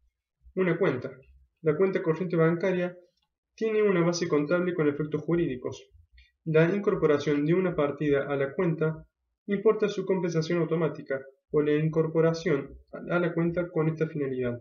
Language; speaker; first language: Spanish; native; Spanish